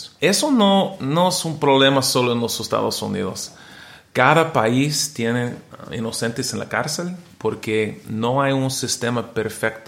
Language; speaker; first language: Spanish; non-native, learner; English